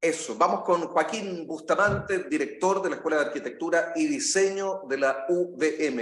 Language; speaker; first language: Spanish; native; Spanish